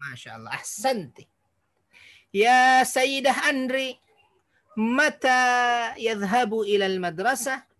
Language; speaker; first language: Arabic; non-native, fluent; Indonesian